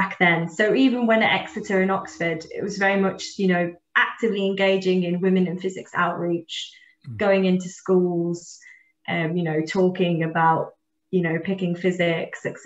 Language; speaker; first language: English; native; English